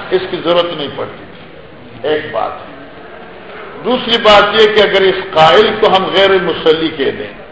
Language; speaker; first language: Urdu; non-native, local second language; Northern Hindko